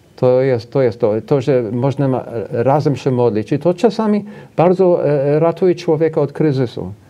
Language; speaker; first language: Polish; non-native, fluent; English